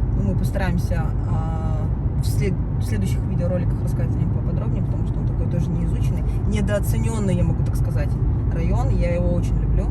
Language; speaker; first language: Russian; native; Russian